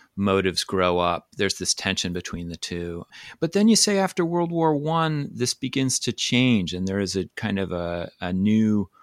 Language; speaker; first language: English; native; English